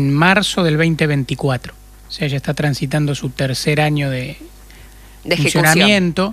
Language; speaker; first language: Spanish; native; Spanish